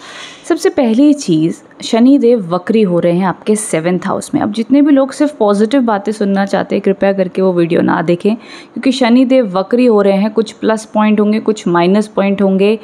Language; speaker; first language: Hindi; native; Hindi